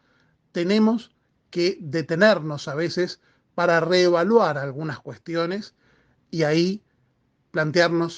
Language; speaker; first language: Spanish; native; Spanish